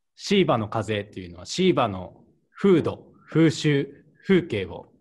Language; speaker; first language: Japanese; native; Japanese